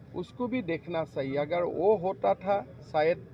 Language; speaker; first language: Hindi; non-native, local second language; Assamese